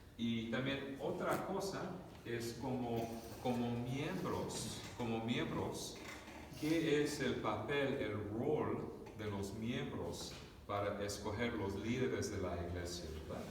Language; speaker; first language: Spanish; early bilingual, other home language; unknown